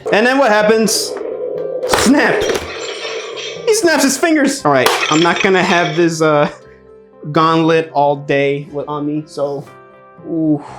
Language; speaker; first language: English; native; English